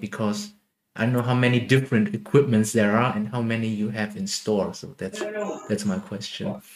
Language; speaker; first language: English; non-native, fluent; German